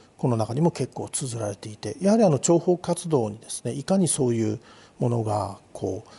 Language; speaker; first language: Japanese; native; Japanese